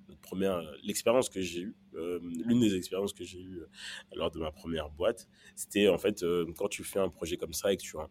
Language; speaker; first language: French; non-native, local second language; Kinyarwanda